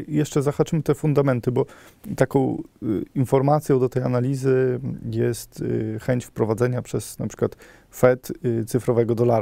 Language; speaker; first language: Polish; native; Polish